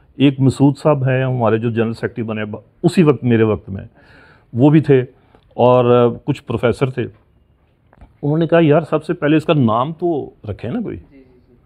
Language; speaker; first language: Urdu; non-native, local second language; Punjabi